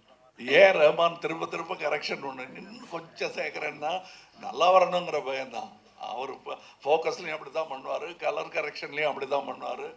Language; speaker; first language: Tamil; native; Tamil